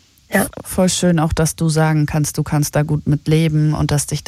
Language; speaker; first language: German; native; German